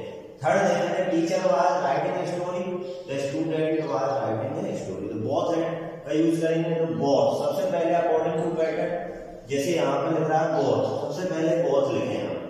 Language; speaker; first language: Hindi; native; Hindi